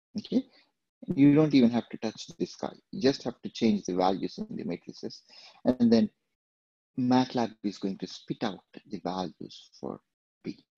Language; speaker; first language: English; non-native, local second language; Telugu